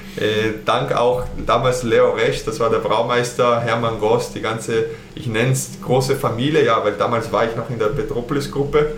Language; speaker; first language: German; early bilingual, heritage; German